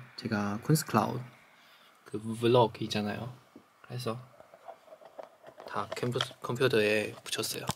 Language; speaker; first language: Korean; non-native, fluent; Chinese